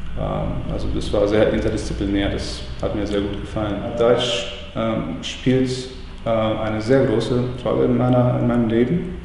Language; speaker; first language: German; non-native, fluent; Latvian